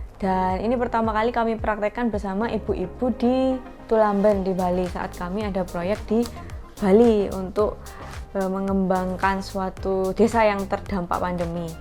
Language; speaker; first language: Indonesian; native; Indonesian